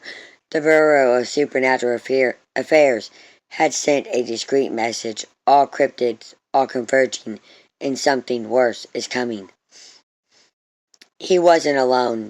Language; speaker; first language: English; native; English